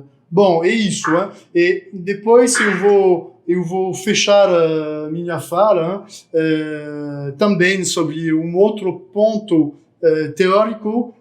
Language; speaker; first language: Portuguese; non-native, fluent; French